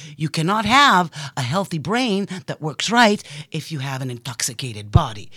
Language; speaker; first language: English; early bilingual, other home language; Italian